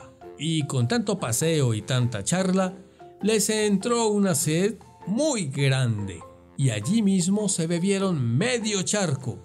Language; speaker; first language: Spanish; native; Spanish